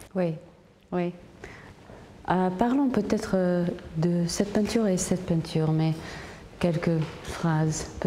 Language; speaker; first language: French; non-native, fluent; Hungarian